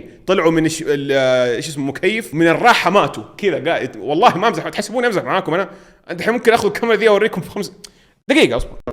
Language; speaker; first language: Arabic; native; Arabic